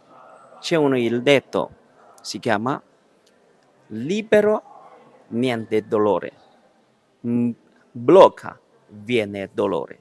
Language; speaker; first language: Italian; non-native, learner; Chinese